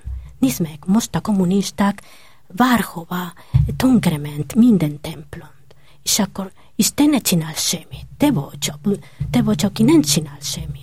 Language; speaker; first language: Hungarian; non-native, learner; Spanish